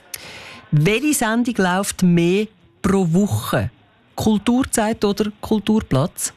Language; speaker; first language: German; native; German